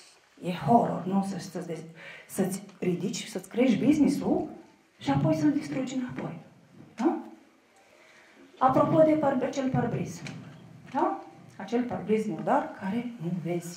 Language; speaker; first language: Romanian; native; Romanian